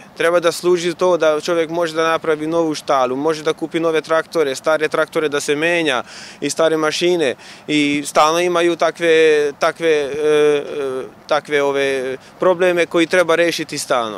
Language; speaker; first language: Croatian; non-native, local second language; Hungarian